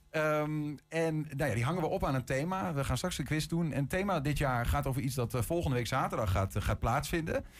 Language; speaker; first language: Dutch; native; Dutch